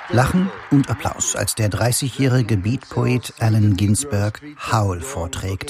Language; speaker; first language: German; native; German